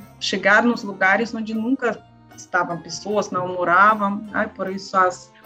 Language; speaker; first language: Portuguese; non-native, learner; Russian